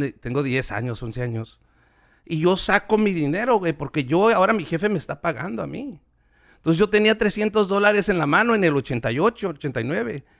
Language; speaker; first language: Spanish; native; Spanish